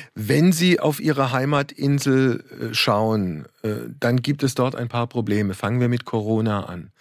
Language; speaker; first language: German; native; German